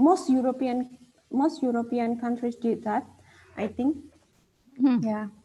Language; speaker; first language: English; non-native, fluent; Indonesian